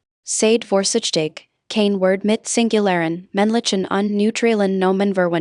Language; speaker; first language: German; non-native, fluent; English